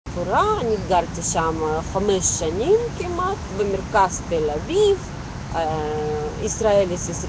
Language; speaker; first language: Hebrew; non-native, local second language; Russian